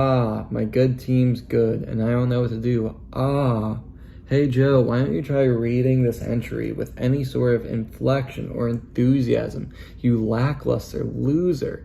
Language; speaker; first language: English; native; English